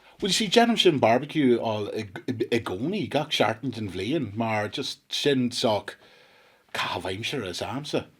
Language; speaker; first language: Irish; non-native, local second language; English